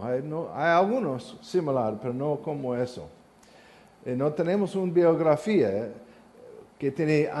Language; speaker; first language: Spanish; non-native, learner; English